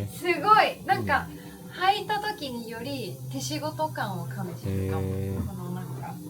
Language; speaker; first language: Japanese; native; Japanese